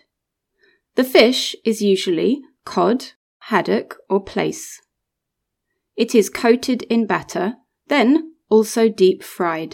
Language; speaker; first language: English; native; English